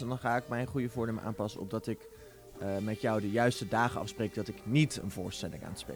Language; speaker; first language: Dutch; native; Dutch